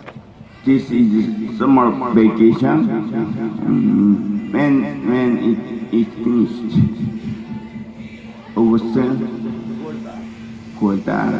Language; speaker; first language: English; non-native, learner; Korean